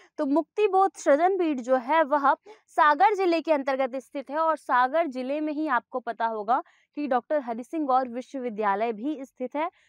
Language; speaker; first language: Hindi; native; Hindi